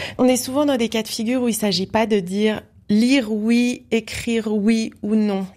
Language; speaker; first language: French; native; French